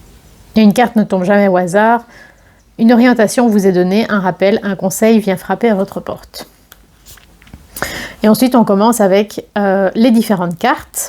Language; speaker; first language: French; native; French